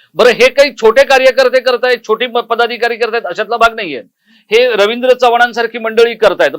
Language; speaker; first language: Marathi; native; Marathi